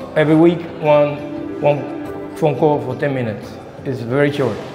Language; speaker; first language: English; non-native, learner; Spanish